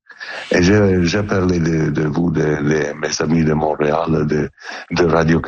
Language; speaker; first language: French; non-native, learner; Italian